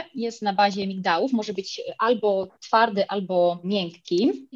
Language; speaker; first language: Polish; early bilingual, heritage; Spanish